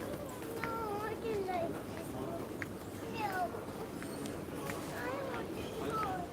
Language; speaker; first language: English; early bilingual, other home language; Bangla